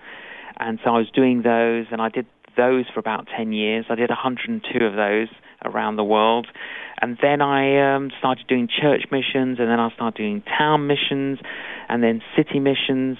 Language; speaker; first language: English; native; English